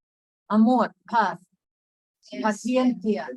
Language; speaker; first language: Spanish; non-native, fluent; English